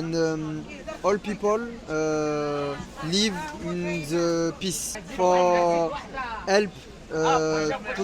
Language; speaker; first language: English; non-native, learner; French